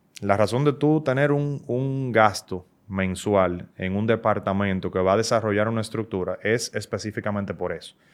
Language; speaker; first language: Spanish; native; Spanish